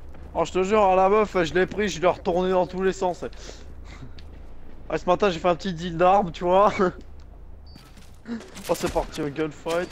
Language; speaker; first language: French; native; French